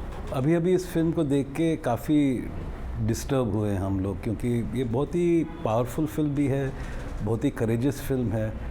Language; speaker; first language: Hindi; native; Hindi